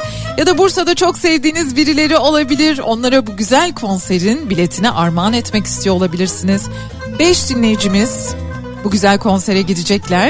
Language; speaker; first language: Turkish; native; Turkish